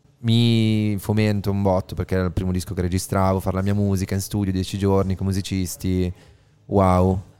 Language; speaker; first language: Italian; native; Italian